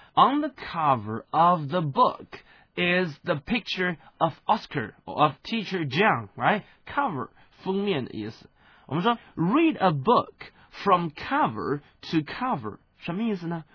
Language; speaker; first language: English; non-native, fluent; Chinese